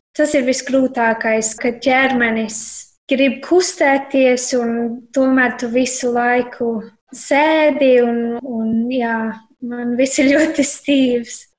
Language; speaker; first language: Latvian; early bilingual, heritage; Latvian